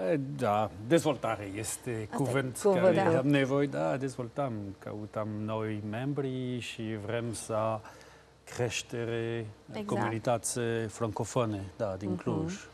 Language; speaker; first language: Romanian; non-native, learner; French